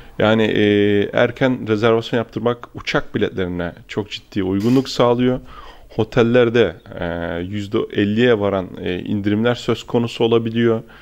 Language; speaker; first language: Turkish; early bilingual, heritage; Turkish